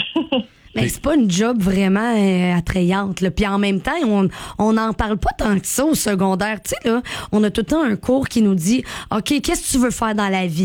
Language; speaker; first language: French; native; French